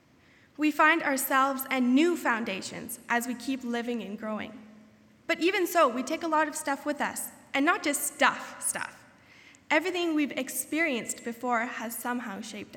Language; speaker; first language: English; native; English